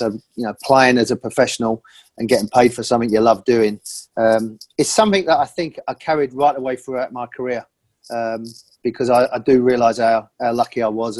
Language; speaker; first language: English; native; English